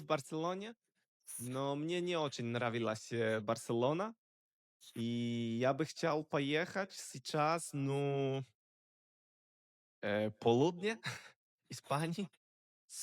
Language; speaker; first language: Russian; non-native, learner; Polish